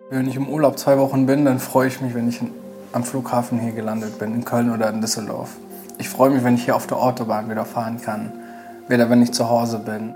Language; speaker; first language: German; non-native, fluent; Arabic